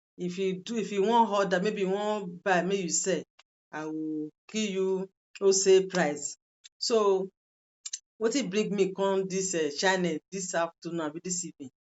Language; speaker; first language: Nigerian Pidgin; non-native, local second language; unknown